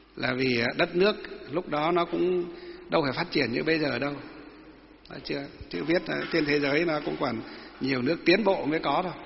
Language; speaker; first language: Vietnamese; non-native, local second language; Muong